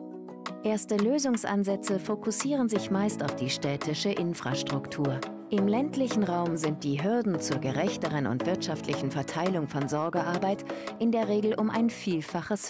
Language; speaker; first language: German; native; German